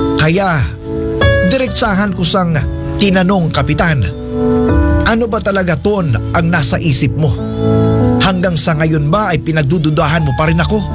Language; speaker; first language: Filipino; non-native, local second language; Cebuano